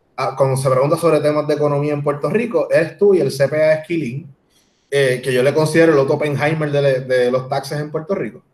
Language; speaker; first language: Spanish; native; Spanish